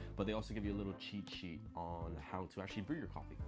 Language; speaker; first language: English; non-native, local second language; Filipino